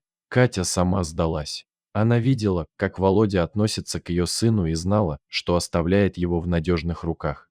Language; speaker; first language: Russian; native; Russian